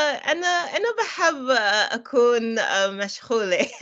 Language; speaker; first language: Arabic; non-native, learner; English